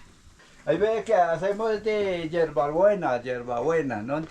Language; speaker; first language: Spanish; native; Spanish